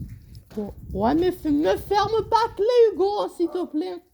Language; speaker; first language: French; native; French